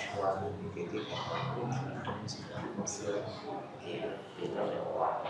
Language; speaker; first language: Chinese; non-native, learner; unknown